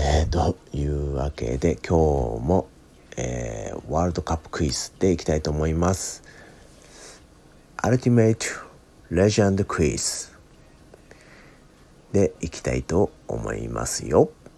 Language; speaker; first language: Japanese; native; Japanese